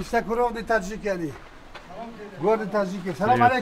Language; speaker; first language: Russian; non-native, local second language; Tajik